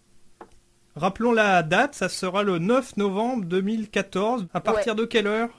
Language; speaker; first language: French; native; French